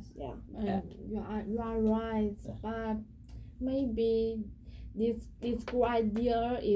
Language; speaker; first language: English; non-native, learner; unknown